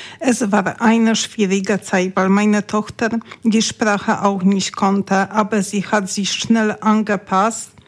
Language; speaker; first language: German; non-native, learner; Polish